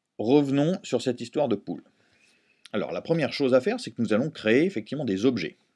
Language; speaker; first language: French; native; French